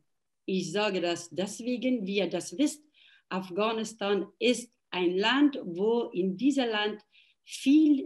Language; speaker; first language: German; non-native, fluent; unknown